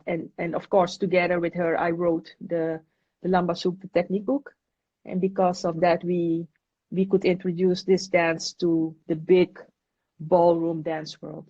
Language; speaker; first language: English; non-native, fluent; Dutch